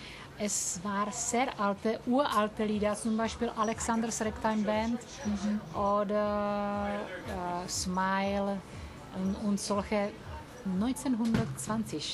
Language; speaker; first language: German; non-native, learner; Czech